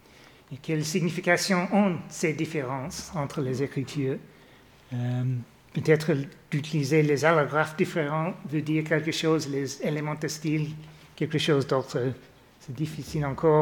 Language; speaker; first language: French; non-native, fluent; English